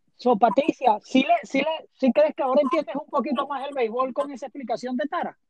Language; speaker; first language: Spanish; native; Spanish